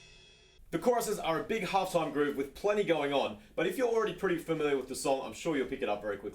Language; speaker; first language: English; native; English